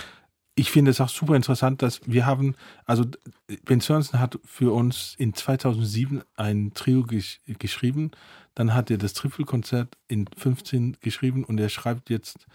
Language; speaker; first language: German; non-native, fluent; Danish